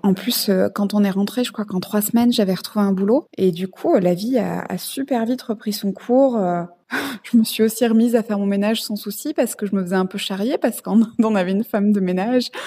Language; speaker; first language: French; native; French